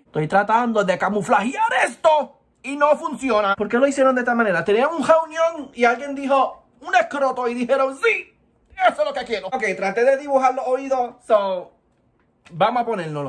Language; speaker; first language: Spanish; early bilingual, heritage; Spanish